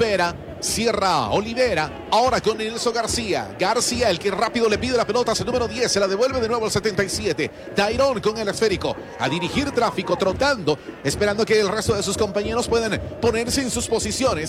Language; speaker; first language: Spanish; native; Spanish